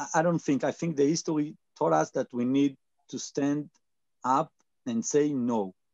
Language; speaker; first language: English; non-native, learner; Hebrew